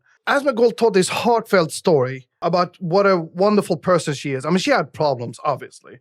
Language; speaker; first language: English; native; English